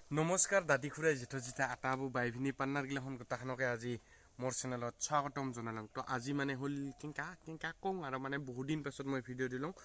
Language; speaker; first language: Assamese; non-native, local second language; Rangpuri